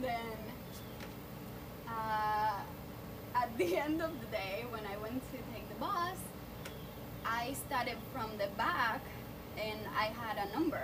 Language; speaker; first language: English; non-native, fluent; Spanish